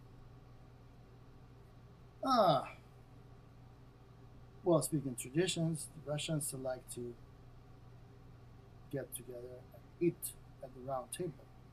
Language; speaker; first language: English; non-native, fluent; Russian